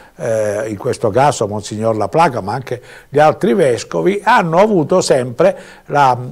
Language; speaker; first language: Italian; native; Italian